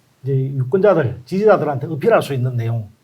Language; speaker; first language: Korean; native; Korean